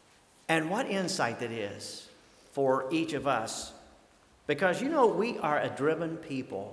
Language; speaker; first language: English; native; English